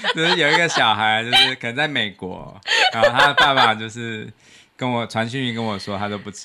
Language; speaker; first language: Chinese; native; Chinese